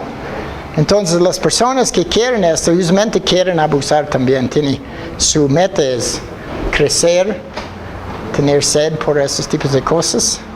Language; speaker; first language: Spanish; non-native, fluent; English